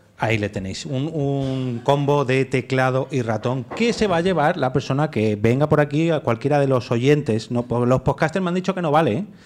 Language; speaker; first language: Spanish; native; Spanish